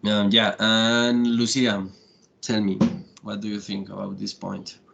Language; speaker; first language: English; non-native, learner; Spanish